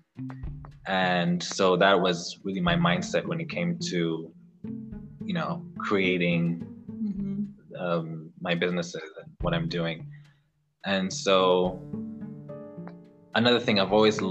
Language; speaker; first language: English; non-native, local second language; Ganda